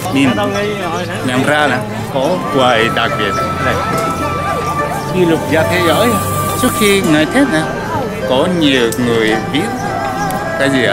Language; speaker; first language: Vietnamese; non-native, learner; Japanese